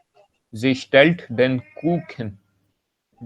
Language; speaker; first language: German; non-native, learner; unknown